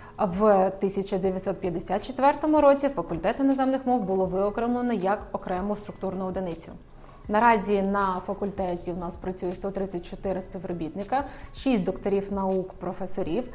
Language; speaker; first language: Ukrainian; native; Ukrainian